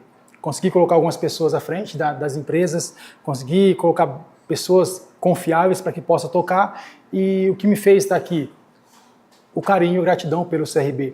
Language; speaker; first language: Portuguese; native; Portuguese